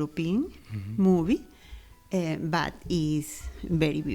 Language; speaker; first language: English; non-native, learner; Spanish